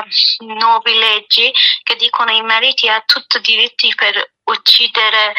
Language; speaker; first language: Italian; non-native, learner; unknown